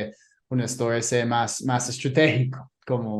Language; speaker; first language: Spanish; non-native, fluent; English